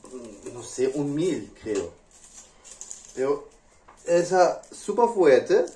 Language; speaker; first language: Spanish; non-native, learner; English